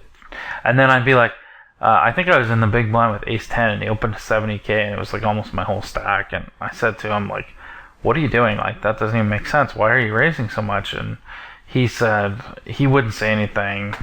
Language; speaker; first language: English; native; English